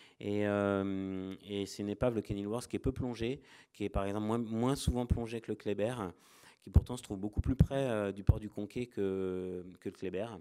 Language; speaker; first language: French; native; French